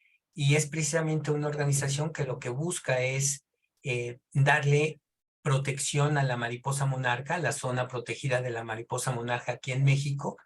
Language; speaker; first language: Spanish; native; Spanish